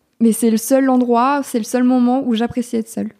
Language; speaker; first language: French; native; French